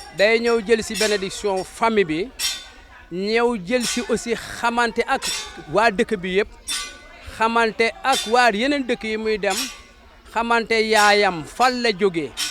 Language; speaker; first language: Wolof; non-native, local second language; Jola-Fonyi